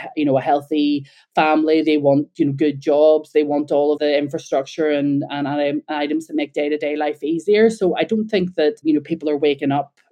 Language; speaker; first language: English; native; English